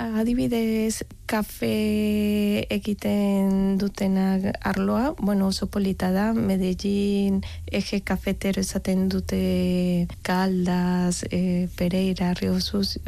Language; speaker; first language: Basque; non-native, learner; Spanish